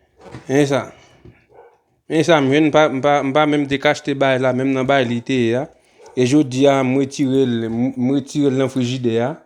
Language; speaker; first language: French; non-native, learner; Haitian Creole